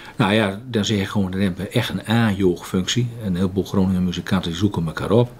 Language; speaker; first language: Dutch; native; Dutch